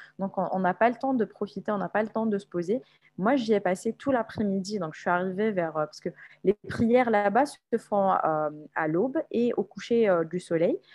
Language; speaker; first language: French; non-native, local second language; Arabic